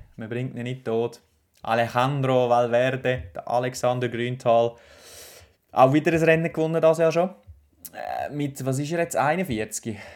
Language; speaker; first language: German; native; German